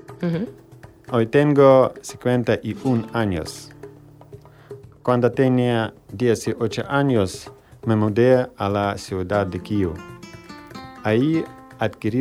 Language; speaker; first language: Spanish; non-native, learner; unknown